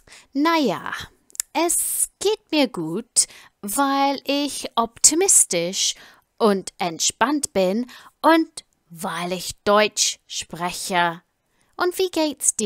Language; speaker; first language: German; non-native, fluent; English